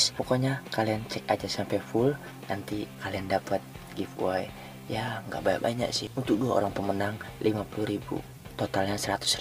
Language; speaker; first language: Indonesian; native; Indonesian